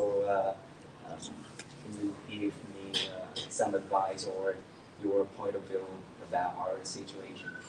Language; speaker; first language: English; non-native, learner; Vietnamese